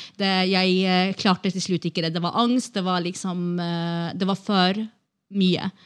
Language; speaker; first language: Norwegian; non-native, fluent; Kurdish